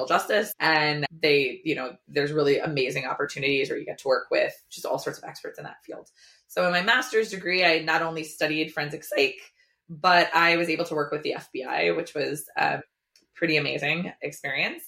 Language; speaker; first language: English; native; English